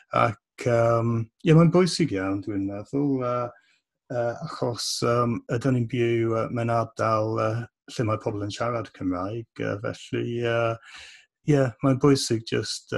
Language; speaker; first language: Welsh; non-native, fluent; English